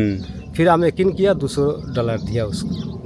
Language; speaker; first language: Hindi; non-native, fluent; Pashto